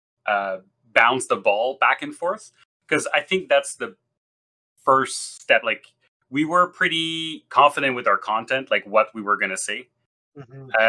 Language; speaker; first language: English; non-native, fluent; French